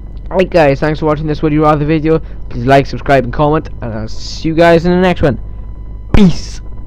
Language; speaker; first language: English; native; English